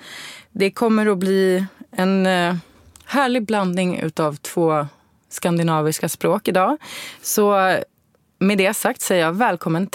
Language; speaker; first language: Swedish; native; Swedish